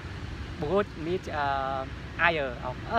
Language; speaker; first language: German; non-native, learner; Vietnamese